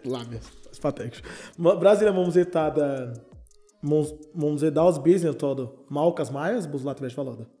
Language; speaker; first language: Latvian; non-native, learner; Portuguese